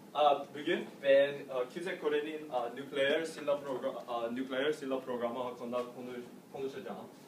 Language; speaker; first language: Turkish; non-native, learner; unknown